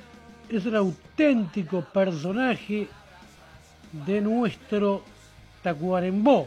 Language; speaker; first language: Spanish; native; Spanish